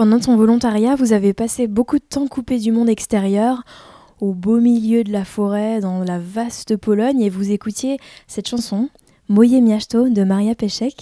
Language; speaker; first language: French; native; French